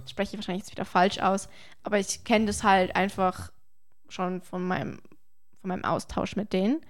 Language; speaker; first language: German; native; German